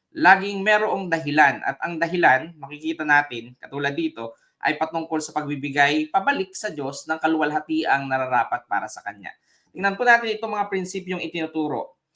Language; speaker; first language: Filipino; native; Filipino